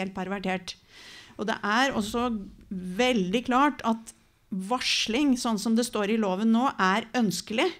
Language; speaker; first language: Norwegian; native; Norwegian